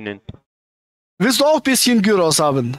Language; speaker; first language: German; native; German